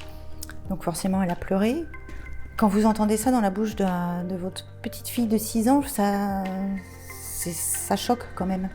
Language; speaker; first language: French; native; French